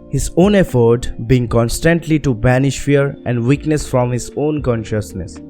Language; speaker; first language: English; non-native, local second language; Bangla